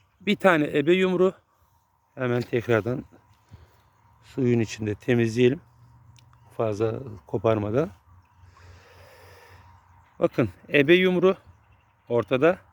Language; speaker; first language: Turkish; native; Turkish